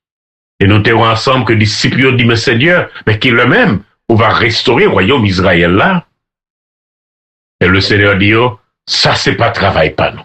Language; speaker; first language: French; non-native, local second language; Haitian Creole